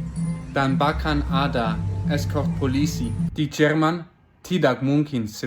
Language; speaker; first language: Indonesian; non-native, fluent; German